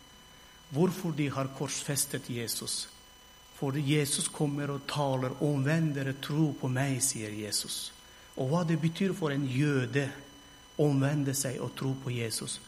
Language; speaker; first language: Norwegian; non-native, fluent; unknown